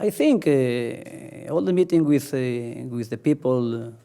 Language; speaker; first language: English; non-native, learner; Spanish